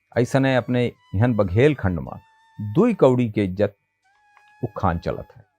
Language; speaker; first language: Hindi; native; Hindi